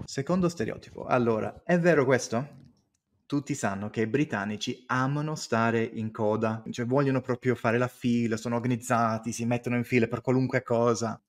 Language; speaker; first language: Italian; non-native, fluent; English